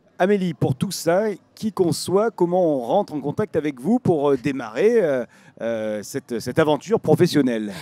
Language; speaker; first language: French; native; French